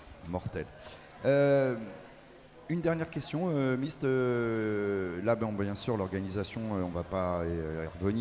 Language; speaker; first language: French; native; French